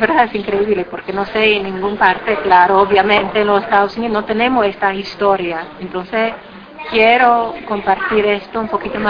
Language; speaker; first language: Spanish; non-native, fluent; English